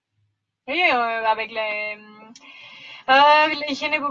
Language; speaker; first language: French; non-native, fluent; Spanish